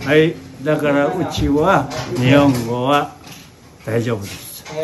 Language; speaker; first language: Japanese; non-native, local second language; Chinese